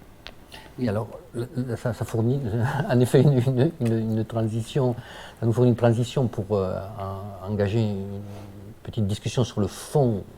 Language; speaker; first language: French; native; French